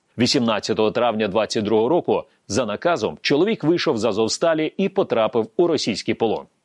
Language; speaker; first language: Ukrainian; native; Ukrainian